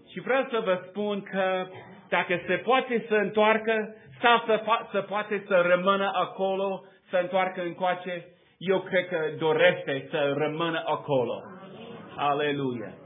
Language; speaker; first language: Romanian; non-native, learner; English